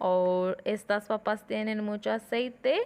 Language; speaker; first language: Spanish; non-native, learner; Hindi